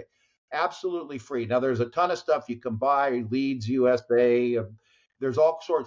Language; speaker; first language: English; native; English